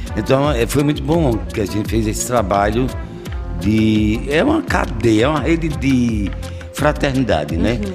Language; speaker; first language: Portuguese; native; Portuguese